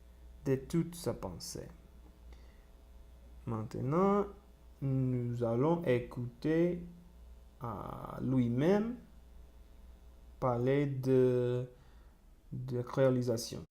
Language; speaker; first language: French; non-native, learner; Spanish